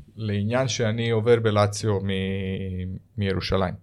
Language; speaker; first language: Hebrew; non-native, fluent; Croatian